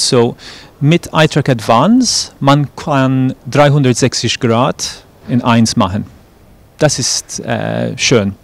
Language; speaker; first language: German; non-native, fluent; English